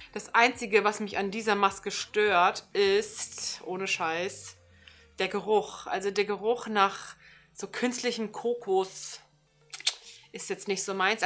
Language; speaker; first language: German; early bilingual, other home language; Turkish